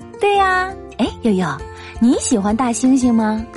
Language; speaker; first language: Chinese; native; Chinese